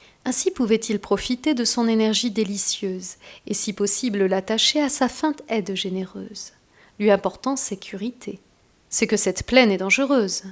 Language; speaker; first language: French; native; French